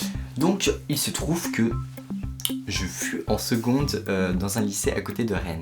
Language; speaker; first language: French; native; French